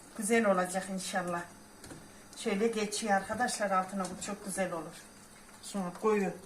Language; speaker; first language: Turkish; native; Turkish